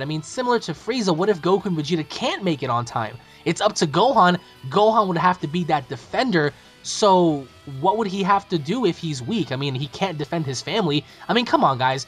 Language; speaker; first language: English; native; English